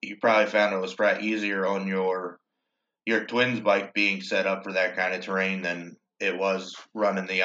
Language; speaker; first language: English; native; English